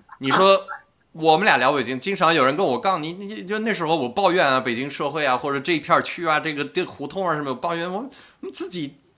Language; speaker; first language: Chinese; non-native, fluent; French